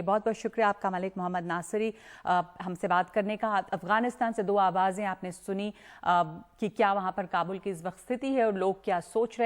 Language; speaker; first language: Hindi; native; Hindi